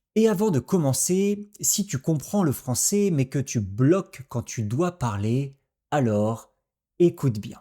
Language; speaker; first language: French; native; French